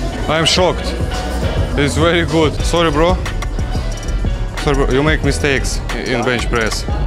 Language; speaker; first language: English; non-native, learner; Russian